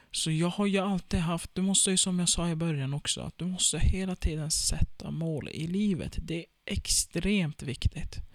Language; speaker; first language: Swedish; early bilingual, other home language; Turkish